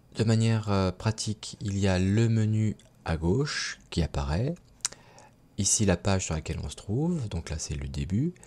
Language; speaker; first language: French; native; French